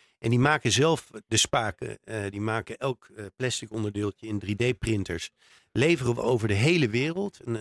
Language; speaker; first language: Dutch; native; Dutch